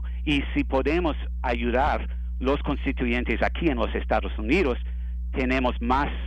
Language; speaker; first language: Spanish; non-native, learner; English